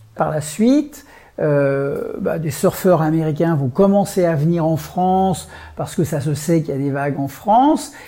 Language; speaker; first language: French; native; French